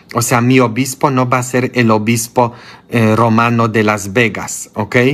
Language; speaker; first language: Spanish; non-native, fluent; Polish